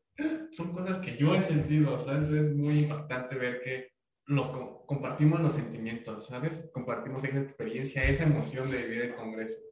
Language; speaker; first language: Spanish; native; Spanish